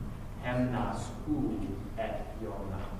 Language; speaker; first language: Hebrew; non-native, fluent; English